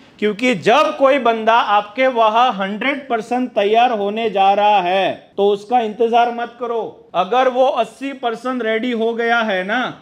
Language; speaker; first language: Hindi; non-native, local second language; Gujarati